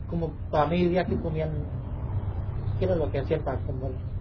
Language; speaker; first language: Spanish; early bilingual, other home language; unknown